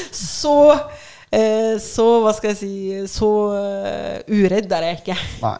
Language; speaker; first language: Norwegian; non-native, fluent; Arabic